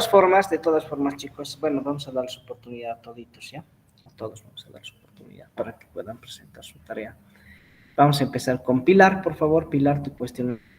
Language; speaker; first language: Spanish; native; Spanish